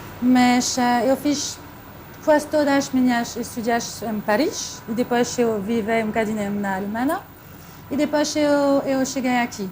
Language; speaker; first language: Portuguese; non-native, fluent; French